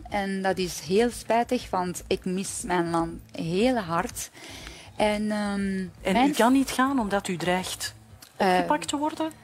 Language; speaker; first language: Dutch; non-native, fluent; Persian